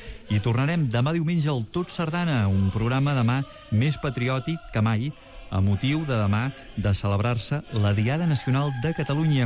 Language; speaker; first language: Catalan; native; Catalan